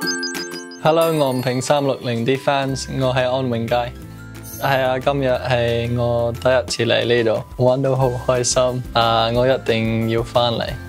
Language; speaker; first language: Cantonese; early bilingual, heritage; English